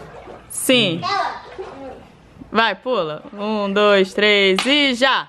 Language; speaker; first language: Portuguese; native; Portuguese